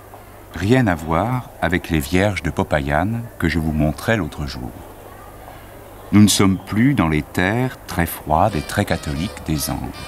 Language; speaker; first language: French; native; French